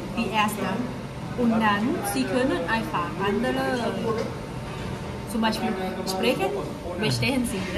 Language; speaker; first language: German; non-native, learner; Thai